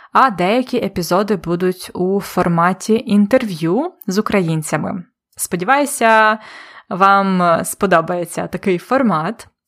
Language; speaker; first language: Ukrainian; native; Ukrainian